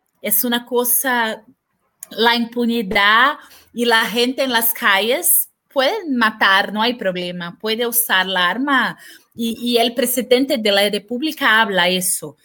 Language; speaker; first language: Spanish; non-native, fluent; Portuguese